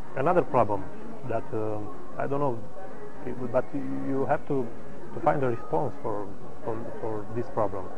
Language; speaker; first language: English; non-native, learner; Romanian